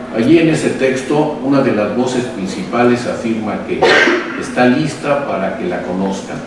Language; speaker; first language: Spanish; native; Spanish